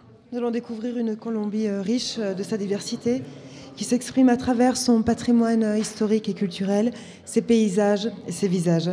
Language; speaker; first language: French; native; French